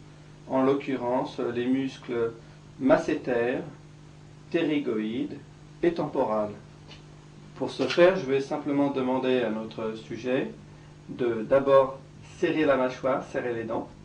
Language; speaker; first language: French; native; French